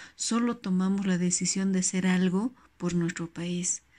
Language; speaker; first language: Spanish; native; Spanish